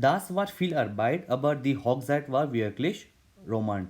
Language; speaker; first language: German; non-native, fluent; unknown